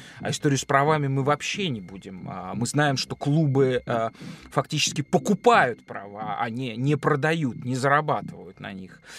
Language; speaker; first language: Russian; native; Russian